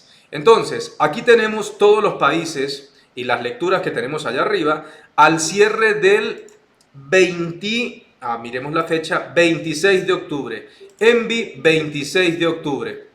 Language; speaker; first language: Spanish; native; Spanish